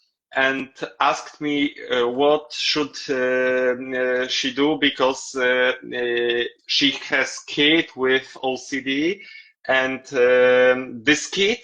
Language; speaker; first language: English; non-native, learner; Polish